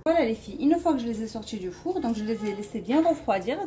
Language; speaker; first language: French; non-native, local second language; Arabic